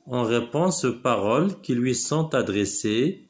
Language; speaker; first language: French; non-native, local second language; Arabic